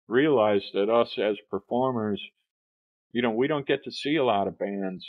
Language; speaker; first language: English; native; English